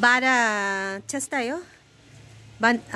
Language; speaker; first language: Nepali; non-native, learner; Filipino